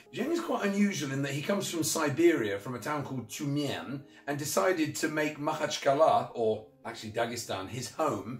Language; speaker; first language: English; native; English